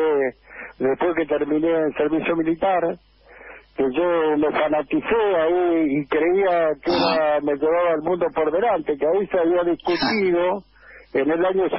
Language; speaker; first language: Spanish; native; Spanish